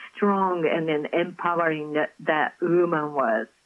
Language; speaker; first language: English; non-native, fluent; Japanese